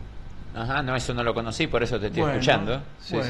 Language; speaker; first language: Spanish; native; Spanish